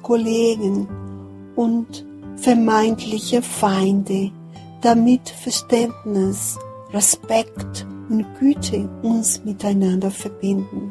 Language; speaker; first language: German; non-native, fluent; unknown